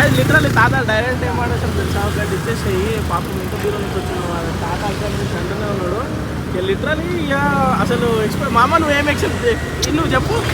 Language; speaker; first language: Telugu; non-native, local second language; Lambadi